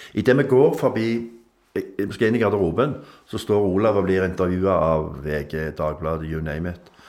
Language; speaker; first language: Norwegian; native; Norwegian